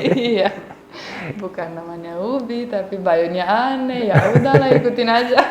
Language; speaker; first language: Indonesian; non-native, fluent; Romanian